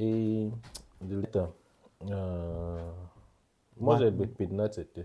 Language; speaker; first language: Russian; non-native, learner; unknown